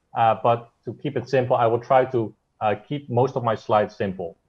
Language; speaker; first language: English; non-native, fluent; Dutch